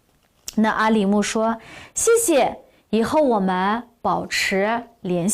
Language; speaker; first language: Chinese; non-native, local second language; Uyghur